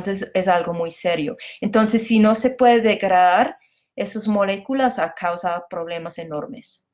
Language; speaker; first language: Spanish; non-native, fluent; English